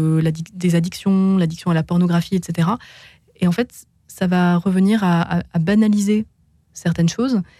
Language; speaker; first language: French; native; French